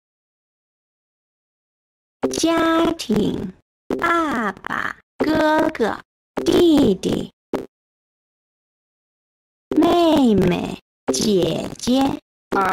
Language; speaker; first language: Chinese; non-native, learner; English